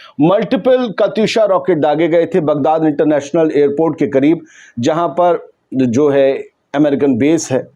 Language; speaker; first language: Urdu; native; Urdu